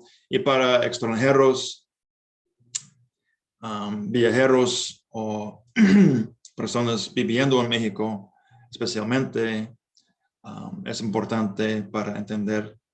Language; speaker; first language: Spanish; non-native, fluent; English